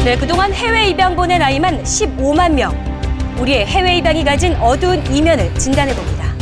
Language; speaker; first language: Korean; native; Korean